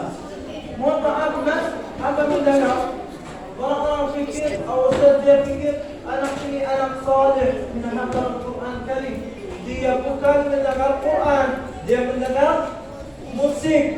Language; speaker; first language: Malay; non-native, learner; Arabic